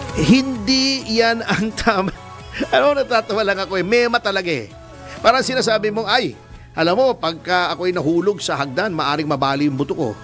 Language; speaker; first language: Filipino; native; Filipino